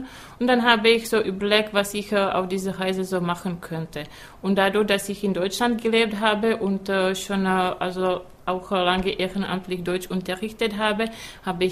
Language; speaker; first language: German; non-native, fluent; Czech